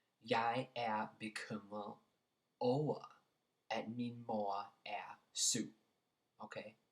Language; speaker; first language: Danish; non-native, learner; English